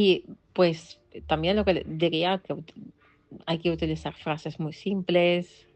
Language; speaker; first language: Spanish; non-native, fluent; Russian